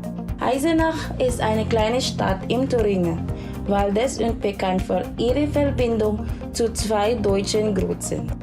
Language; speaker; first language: German; non-native, learner; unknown